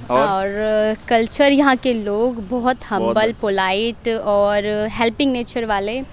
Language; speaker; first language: Hindi; native; Hindi